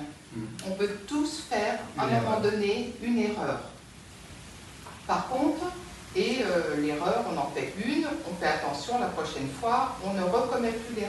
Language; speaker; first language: French; native; French